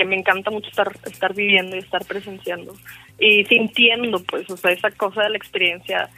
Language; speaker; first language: Spanish; native; Spanish